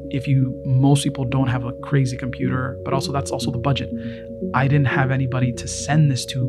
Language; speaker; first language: English; native; English